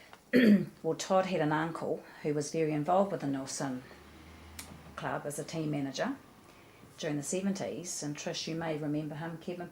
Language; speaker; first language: English; native; English